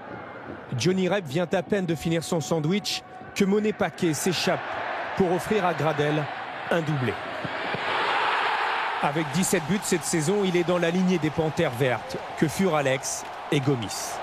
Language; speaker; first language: French; native; French